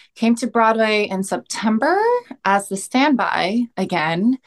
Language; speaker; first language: English; early bilingual, other home language; Korean